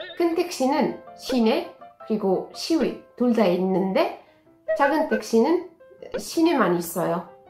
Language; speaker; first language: Korean; non-native, fluent; Arabic